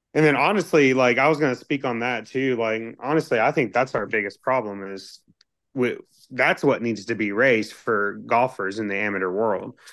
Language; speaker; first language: English; native; English